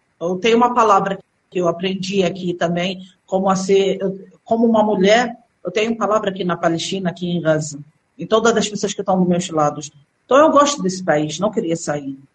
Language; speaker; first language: Portuguese; early bilingual, other home language; Arabic